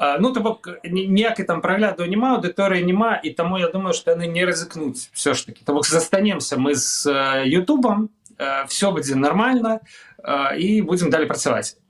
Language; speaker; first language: Belarusian; non-native, local second language; Russian